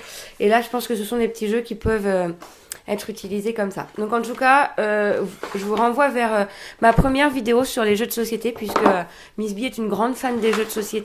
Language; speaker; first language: French; native; French